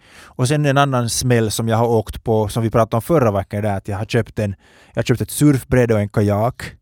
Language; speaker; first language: Swedish; native; Swedish